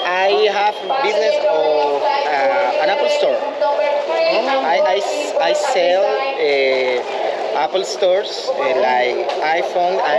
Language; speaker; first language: English; non-native, fluent; Spanish